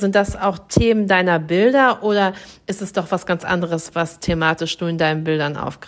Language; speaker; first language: German; native; German